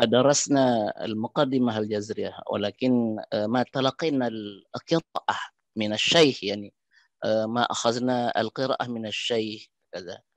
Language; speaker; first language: Arabic; non-native, fluent; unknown